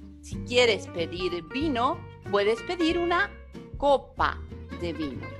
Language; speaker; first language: Spanish; non-native, fluent; Portuguese